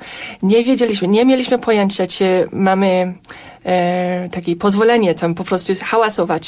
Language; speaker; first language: Polish; non-native, fluent; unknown